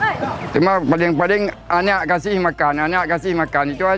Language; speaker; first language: Indonesian; non-native, local second language; Achinese